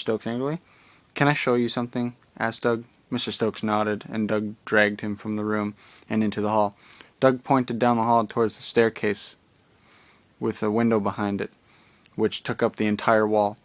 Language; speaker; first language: English; native; English